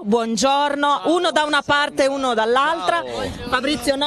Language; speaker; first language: Italian; native; Italian